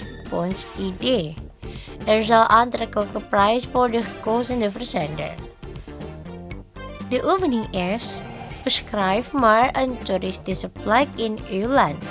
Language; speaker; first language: Dutch; non-native, learner; Indonesian